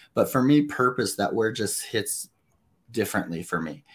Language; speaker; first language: English; native; English